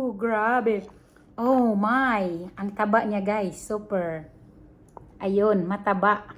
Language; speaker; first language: Filipino; non-native, local second language; Cebuano